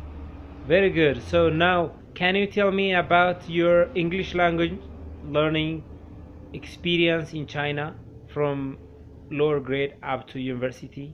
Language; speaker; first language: English; non-native, local second language; Amharic